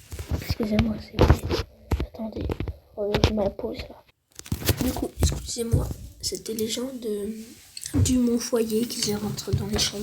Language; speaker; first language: French; native; French